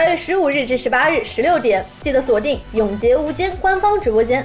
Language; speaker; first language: Chinese; native; Chinese